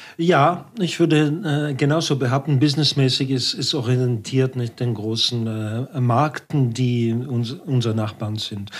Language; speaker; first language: German; non-native, local second language; French